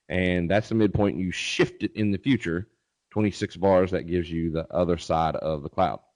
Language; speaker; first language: English; native; English